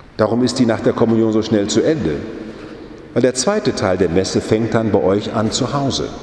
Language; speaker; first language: German; native; German